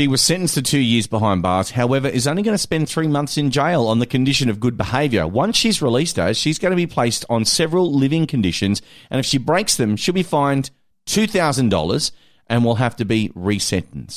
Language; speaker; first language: English; native; English